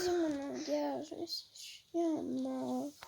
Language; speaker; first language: French; native; French